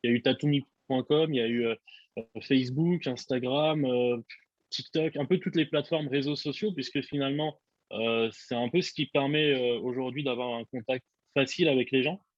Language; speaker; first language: French; native; French